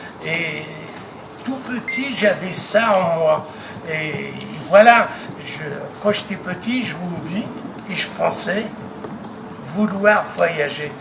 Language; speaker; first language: French; early bilingual, other home language; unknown